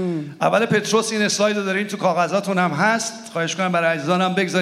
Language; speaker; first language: Persian; native; Persian